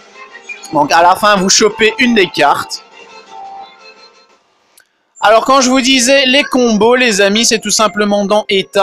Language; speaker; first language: French; native; French